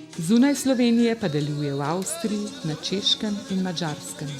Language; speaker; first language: Slovenian; native; Slovenian